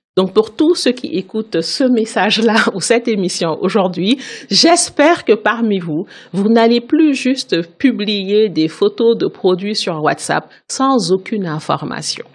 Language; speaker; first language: French; non-native, local second language; Wolof